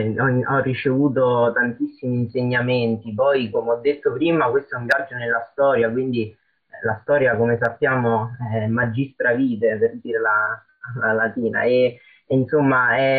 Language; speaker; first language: Italian; native; Italian